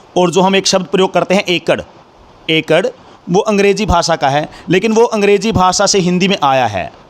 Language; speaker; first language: Hindi; native; Hindi